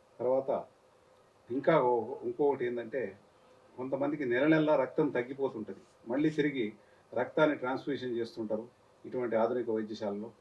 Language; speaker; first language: Telugu; native; Telugu